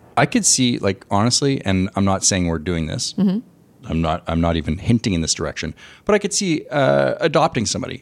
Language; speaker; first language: English; native; English